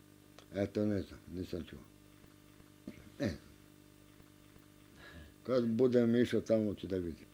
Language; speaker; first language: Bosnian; non-native, local second language; Romanian